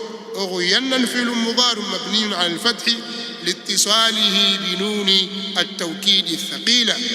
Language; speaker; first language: Arabic; non-native, fluent; Swahili